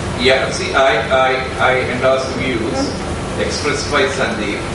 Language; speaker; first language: English; non-native, local second language; Telugu